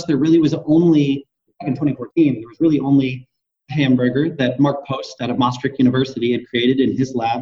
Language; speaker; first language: English; native; English